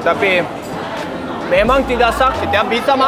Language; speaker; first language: Indonesian; non-native, fluent; Norwegian